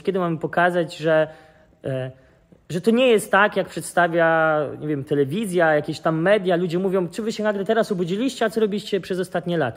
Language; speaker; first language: Polish; native; Polish